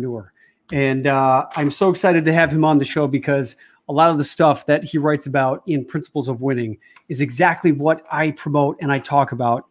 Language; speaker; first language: English; native; English